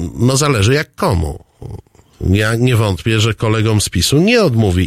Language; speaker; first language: Polish; native; Polish